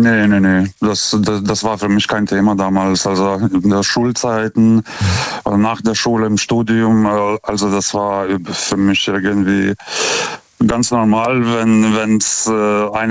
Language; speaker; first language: German; native; German